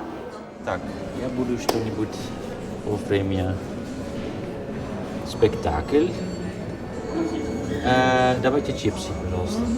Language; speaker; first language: Russian; non-native, fluent; Dutch